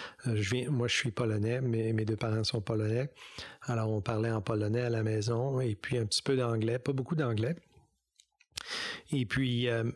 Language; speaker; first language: French; non-native, local second language; English